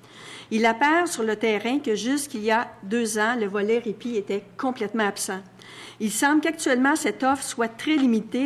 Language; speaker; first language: French; native; French